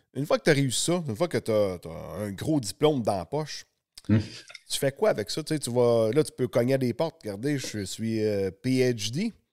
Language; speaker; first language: French; native; French